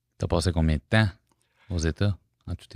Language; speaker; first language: French; native; French